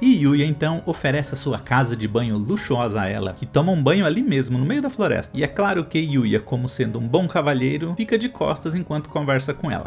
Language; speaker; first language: Portuguese; native; Portuguese